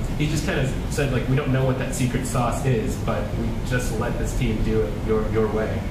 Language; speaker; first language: English; native; English